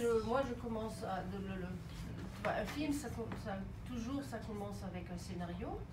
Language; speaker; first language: French; non-native, fluent; German